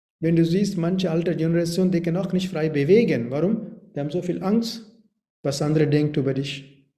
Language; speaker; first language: German; non-native, learner; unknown